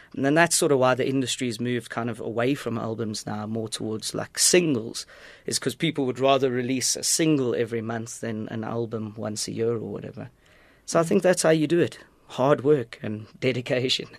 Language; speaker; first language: English; native; English